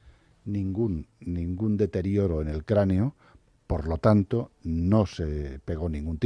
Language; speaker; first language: Spanish; native; Spanish